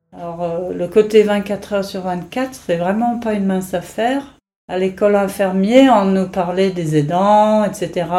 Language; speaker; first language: French; non-native, fluent; English